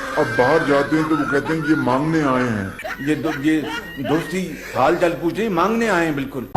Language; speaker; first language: Urdu; non-native, local second language; Punjabi